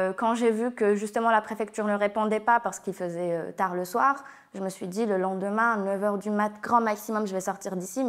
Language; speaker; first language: French; non-native, local second language; Arabic